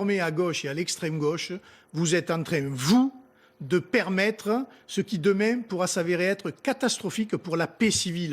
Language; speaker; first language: French; native; French